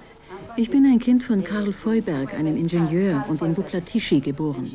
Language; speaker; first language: German; native; German